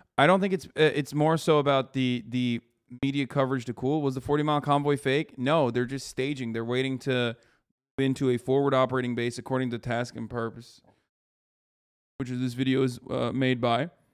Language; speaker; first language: English; early bilingual, other home language; Turkish